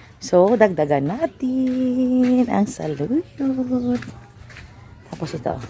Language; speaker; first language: Filipino; non-native, local second language; Hiligaynon